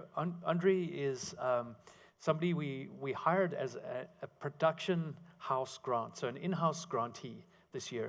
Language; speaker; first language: English; native; English